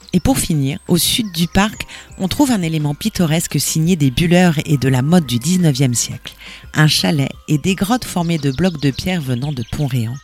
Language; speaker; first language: French; native; French